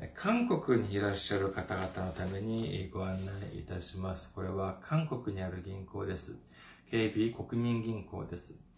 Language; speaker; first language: Japanese; non-native, fluent; Korean